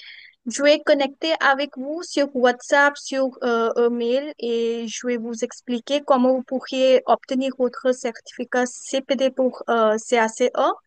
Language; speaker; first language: French; non-native, fluent; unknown